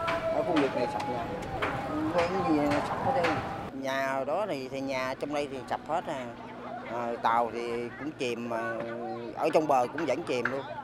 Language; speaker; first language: Vietnamese; native; Vietnamese